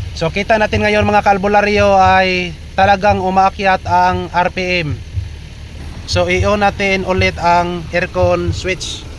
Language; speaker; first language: Filipino; non-native, local second language; Cebuano